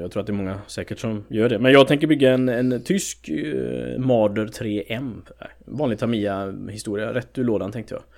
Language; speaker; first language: Swedish; native; Swedish